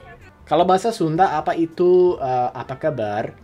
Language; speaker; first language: Indonesian; non-native, fluent; English